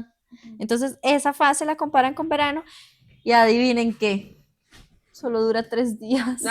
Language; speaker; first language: Spanish; native; Spanish